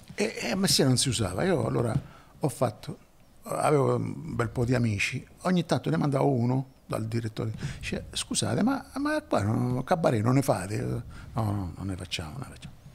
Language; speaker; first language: Italian; native; Italian